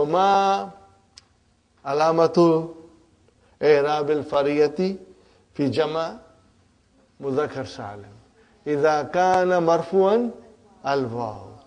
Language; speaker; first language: Arabic; non-native, fluent; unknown